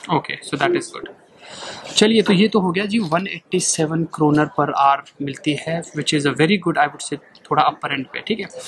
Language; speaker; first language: Hindi; native; Hindi